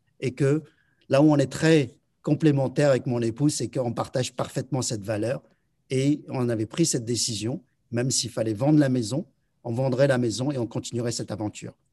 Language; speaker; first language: French; early bilingual, other home language; Chinese